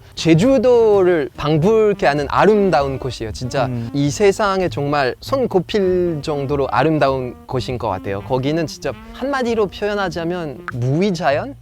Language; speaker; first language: Korean; non-native, fluent; French